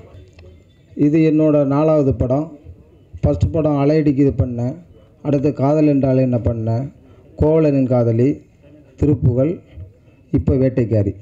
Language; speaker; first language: Tamil; native; Tamil